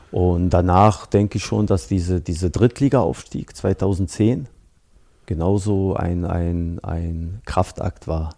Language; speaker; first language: German; early bilingual, other home language; Bosnian